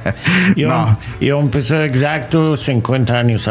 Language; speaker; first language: Spanish; non-native, learner; English